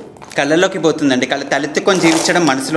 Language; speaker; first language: Telugu; native; Telugu